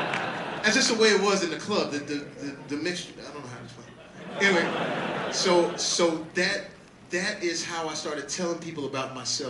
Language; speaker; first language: English; native; English